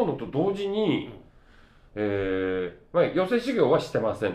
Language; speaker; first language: Japanese; native; Japanese